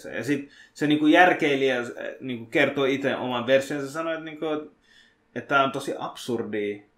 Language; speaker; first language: Finnish; early bilingual, other home language; Bangla